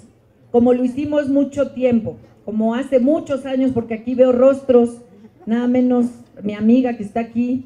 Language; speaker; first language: Spanish; native; Spanish